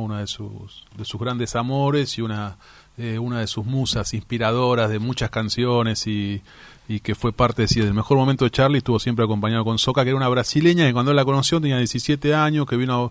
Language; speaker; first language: Spanish; native; Spanish